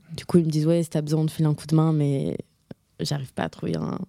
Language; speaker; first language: French; native; French